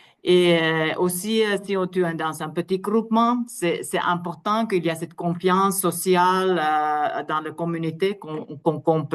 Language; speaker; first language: French; non-native, fluent; Finnish